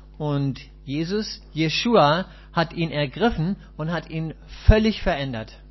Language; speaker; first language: German; native; German